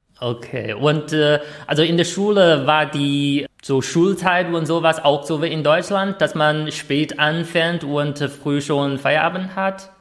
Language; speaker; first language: German; non-native, fluent; Chinese